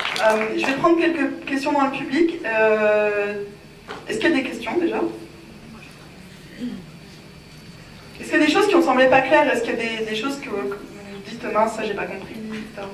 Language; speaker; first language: French; native; French